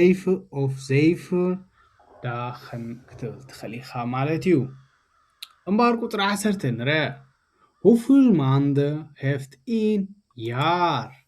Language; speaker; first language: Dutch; non-native, fluent; Tigrinya